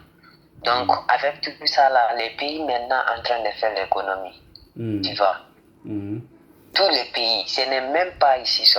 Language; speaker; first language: French; non-native, fluent; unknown